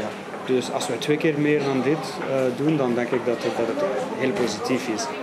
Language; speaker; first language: Dutch; non-native, fluent; Catalan